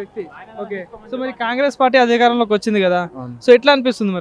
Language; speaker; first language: Telugu; native; Telugu